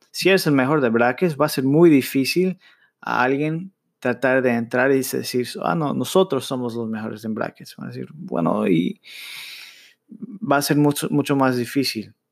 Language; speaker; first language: Spanish; early bilingual, heritage; Spanish